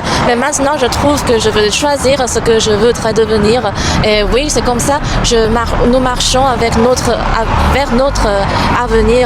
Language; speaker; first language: French; non-native, learner; Chinese